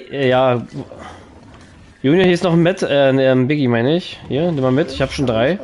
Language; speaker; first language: German; native; German